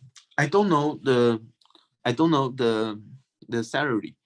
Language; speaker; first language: English; non-native, fluent; Chinese